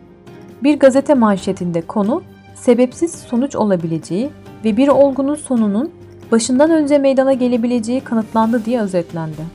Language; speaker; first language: Turkish; native; Turkish